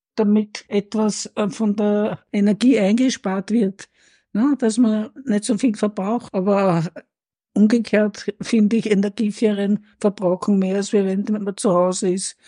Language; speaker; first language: German; native; German